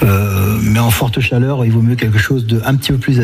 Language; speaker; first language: French; native; French